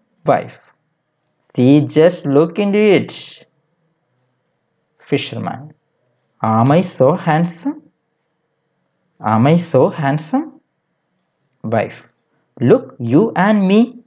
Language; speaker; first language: English; non-native, local second language; Malayalam